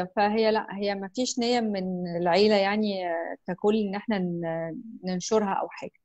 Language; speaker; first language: Arabic; native; Arabic